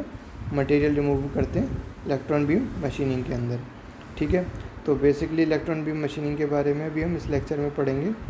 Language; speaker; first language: Hindi; native; Hindi